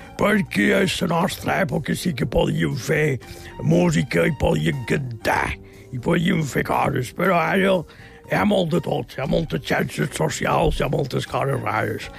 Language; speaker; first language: Catalan; native; Catalan